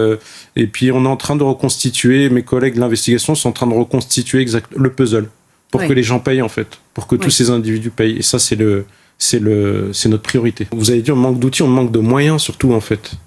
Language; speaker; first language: French; native; French